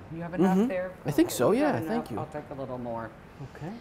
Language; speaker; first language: English; native; English